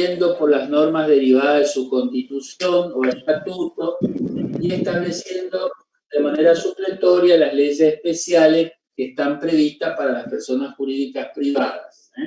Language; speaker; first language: Spanish; native; Spanish